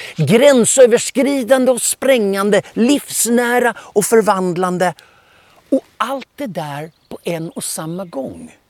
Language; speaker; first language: Swedish; native; Swedish